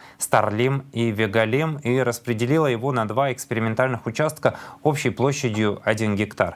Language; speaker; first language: Russian; native; Russian